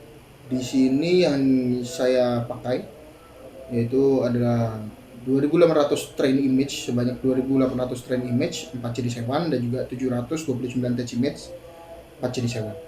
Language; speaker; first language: Indonesian; native; Indonesian